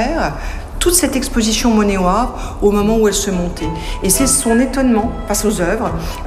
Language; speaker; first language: French; native; French